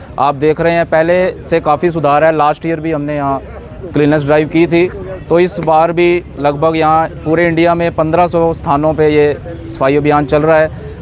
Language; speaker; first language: Hindi; native; Hindi